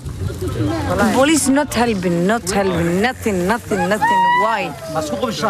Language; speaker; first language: English; non-native, learner; Somali